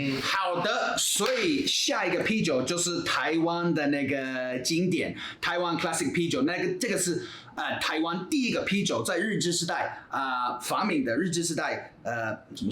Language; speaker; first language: Chinese; non-native, fluent; English